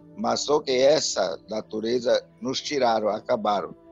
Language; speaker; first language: Portuguese; non-native, local second language; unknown